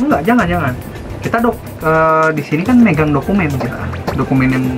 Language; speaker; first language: Indonesian; native; Indonesian